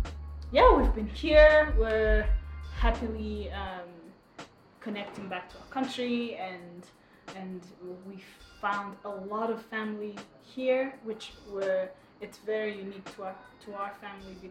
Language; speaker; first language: English; non-native, local second language; Kinyarwanda